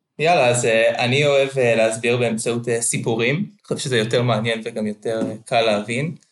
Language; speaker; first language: Hebrew; native; Hebrew